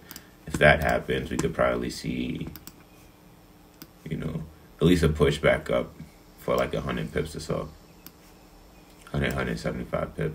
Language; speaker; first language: English; native; English